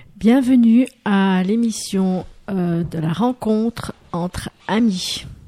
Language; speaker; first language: French; native; French